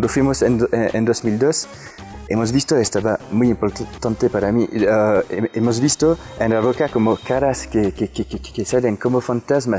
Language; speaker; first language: Spanish; non-native, fluent; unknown